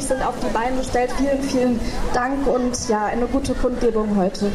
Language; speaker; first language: German; native; German